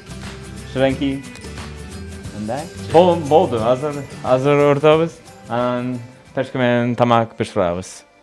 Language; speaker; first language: Kyrgyz; non-native, learner; English